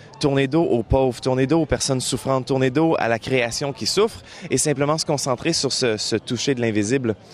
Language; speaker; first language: French; native; French